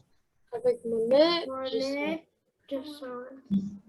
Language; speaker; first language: French; non-native, learner; English